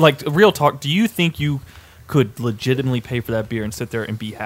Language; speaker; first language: English; native; English